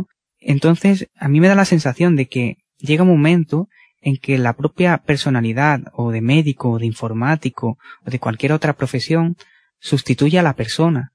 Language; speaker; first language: Spanish; native; Spanish